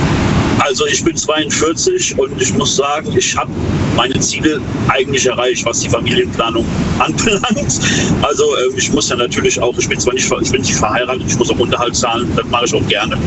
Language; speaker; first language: German; native; German